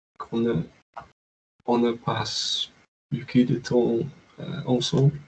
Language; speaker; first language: French; non-native, learner; English